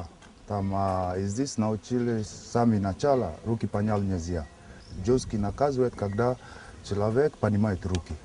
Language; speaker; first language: Russian; non-native, learner; Arabic